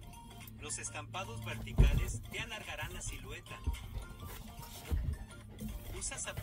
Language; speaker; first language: Spanish; native; Spanish